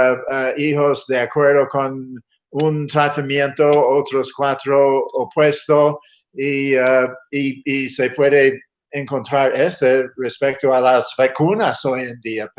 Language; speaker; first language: Spanish; non-native, fluent; English